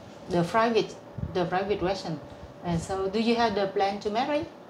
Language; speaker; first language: English; non-native, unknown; Vietnamese